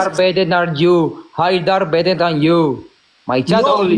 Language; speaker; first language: English; non-native, learner; Spanish